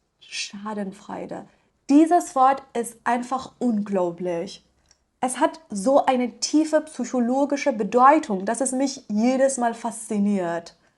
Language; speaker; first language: German; non-native, fluent; Persian